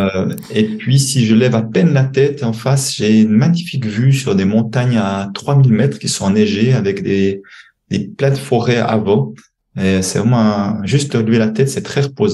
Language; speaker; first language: French; native; French